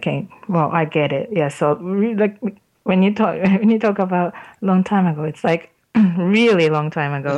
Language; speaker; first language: English; non-native, fluent; Japanese